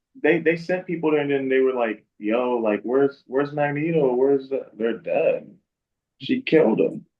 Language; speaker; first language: English; native; English